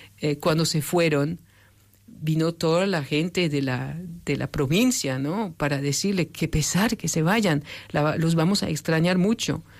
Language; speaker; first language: Spanish; non-native, fluent; French